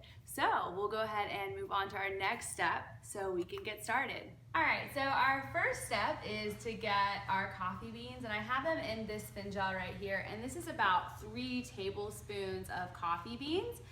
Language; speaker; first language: English; early bilingual, other home language; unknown